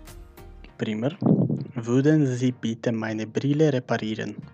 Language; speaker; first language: German; non-native, fluent; Macedonian